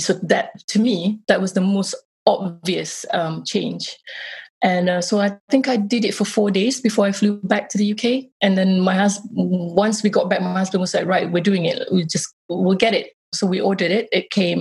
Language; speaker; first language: English; non-native, local second language; Malay